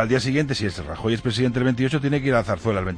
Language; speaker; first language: Spanish; native; Spanish